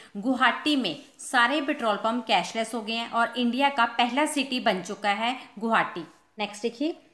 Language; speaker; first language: Hindi; non-native, local second language; Punjabi